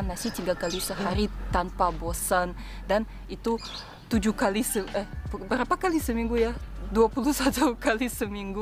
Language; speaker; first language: Indonesian; non-native, fluent; Russian